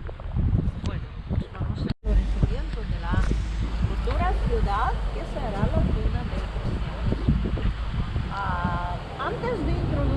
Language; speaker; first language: Spanish; non-native, fluent; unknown